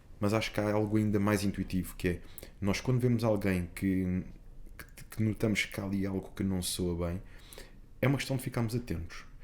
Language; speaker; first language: Portuguese; native; Portuguese